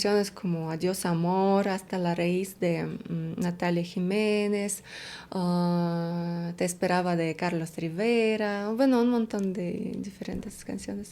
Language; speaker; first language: Spanish; non-native, fluent; Russian